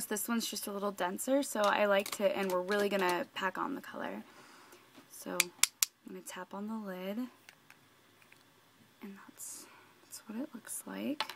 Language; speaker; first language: English; native; English